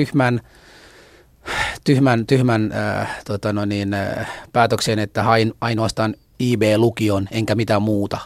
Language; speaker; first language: Finnish; non-native, fluent; Somali